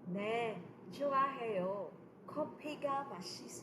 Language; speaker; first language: Korean; non-native, fluent; Filipino